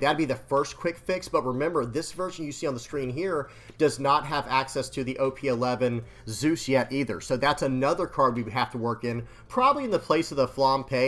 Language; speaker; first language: English; native; English